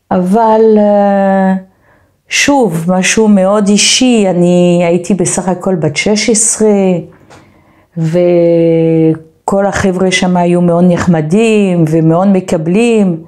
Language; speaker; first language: Hebrew; non-native, fluent; French